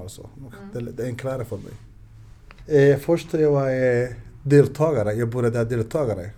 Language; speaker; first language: Swedish; non-native, learner; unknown